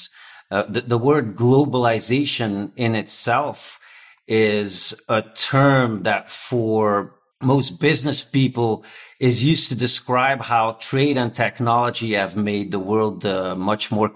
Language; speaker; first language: English; non-native, fluent; Dutch